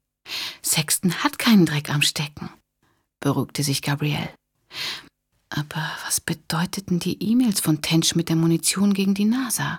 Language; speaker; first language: German; native; German